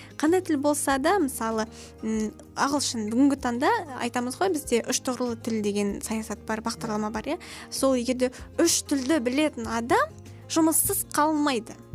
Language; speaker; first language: Kazakh; non-native, local second language; Russian